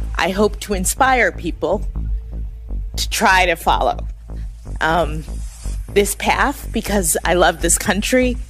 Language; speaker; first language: English; native; English